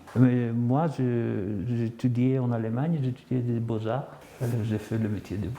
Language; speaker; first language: French; non-native, fluent; Greek